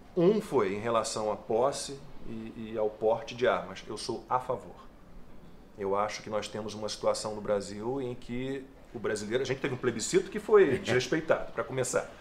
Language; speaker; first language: Portuguese; native; Portuguese